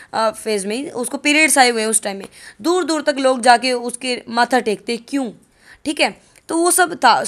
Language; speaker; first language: Hindi; native; Hindi